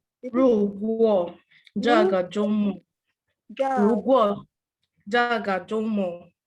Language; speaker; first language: Chinese; non-native, learner; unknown